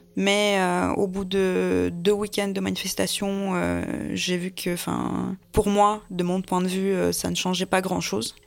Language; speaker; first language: French; early bilingual, other home language; Russian